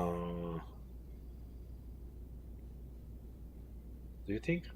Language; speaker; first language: English; non-native, fluent; Spanish